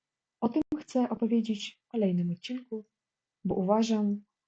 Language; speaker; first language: Polish; non-native, fluent; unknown